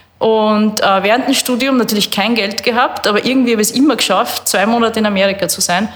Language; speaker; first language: German; native; German